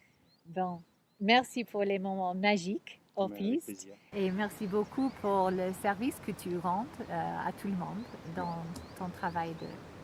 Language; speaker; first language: French; non-native, fluent; English